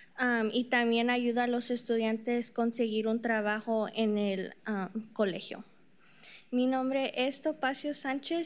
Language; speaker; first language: Spanish; early bilingual, heritage; Spanish